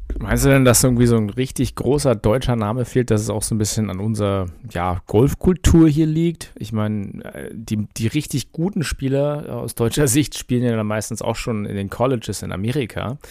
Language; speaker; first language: German; native; German